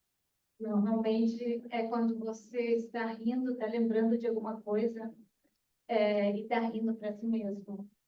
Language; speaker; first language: Portuguese; non-native, fluent; Spanish